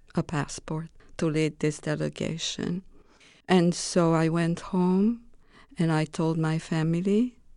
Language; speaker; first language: English; non-native, fluent; Romanian